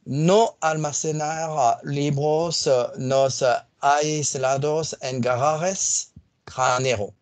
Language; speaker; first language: Spanish; non-native, learner; French